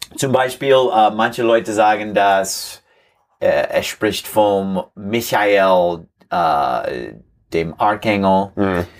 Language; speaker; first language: German; non-native, learner; English